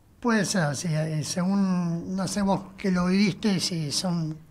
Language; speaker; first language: Spanish; native; Spanish